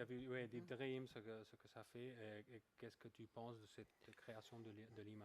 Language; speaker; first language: French; non-native, fluent; Catalan